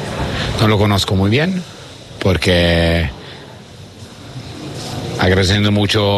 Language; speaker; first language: Spanish; non-native, learner; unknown